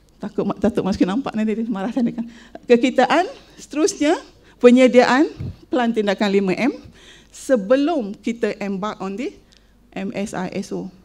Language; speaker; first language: Malay; native; Malay